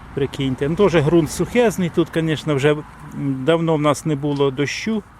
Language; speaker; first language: Ukrainian; native; Ukrainian